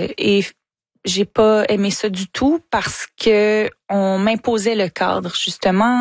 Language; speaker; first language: French; native; French